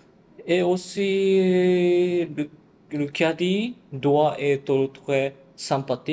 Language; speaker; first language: French; non-native, learner; Japanese